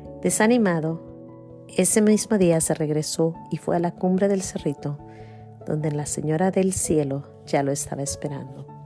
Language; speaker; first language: Spanish; native; Spanish